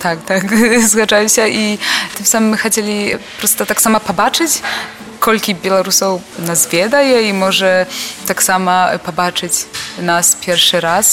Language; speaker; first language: Polish; non-native, learner; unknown